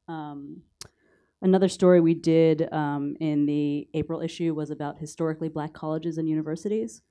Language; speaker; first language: English; native; English